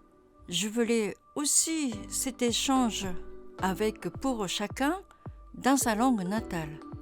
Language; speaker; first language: French; non-native, fluent; Japanese